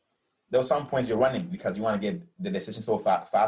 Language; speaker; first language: English; early bilingual, other home language; Rundi